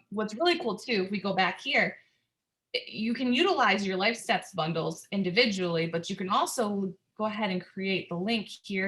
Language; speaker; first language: English; native; English